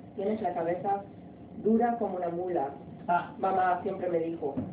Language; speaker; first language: Spanish; early bilingual, heritage; Spanish